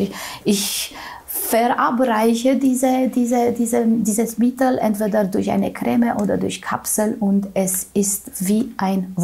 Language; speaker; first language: German; non-native, fluent; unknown